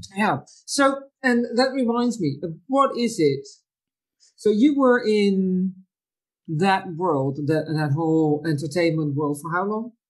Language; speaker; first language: English; non-native, fluent; Dutch